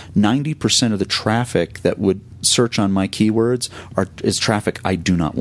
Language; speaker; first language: English; native; English